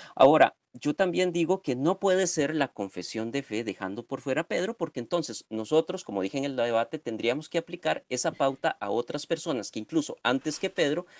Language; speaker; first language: Spanish; native; Spanish